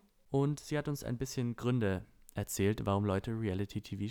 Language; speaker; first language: German; native; German